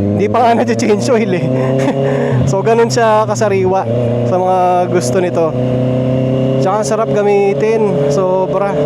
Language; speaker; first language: Filipino; non-native, local second language; Pampanga